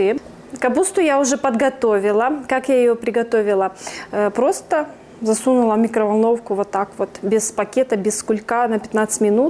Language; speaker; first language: Russian; native; Russian